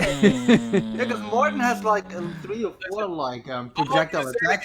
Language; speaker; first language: English; native; English